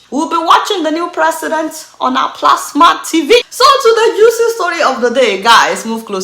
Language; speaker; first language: English; non-native, local second language; Yoruba